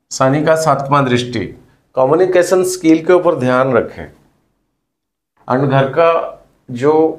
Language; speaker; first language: Hindi; non-native, local second language; Odia